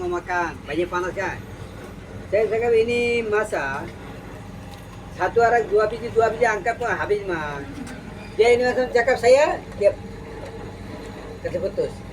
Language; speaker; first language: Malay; non-native, learner; Bangla